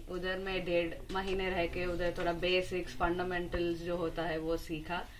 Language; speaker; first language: Hindi; non-native, local second language; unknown